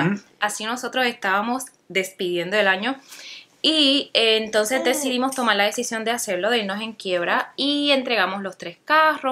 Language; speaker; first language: Spanish; native; Spanish